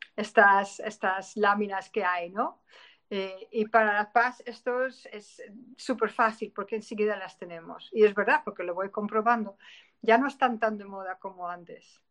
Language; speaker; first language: Spanish; non-native, fluent; Dutch